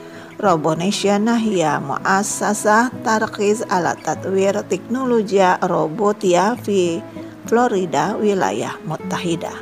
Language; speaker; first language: Arabic; non-native, learner; Indonesian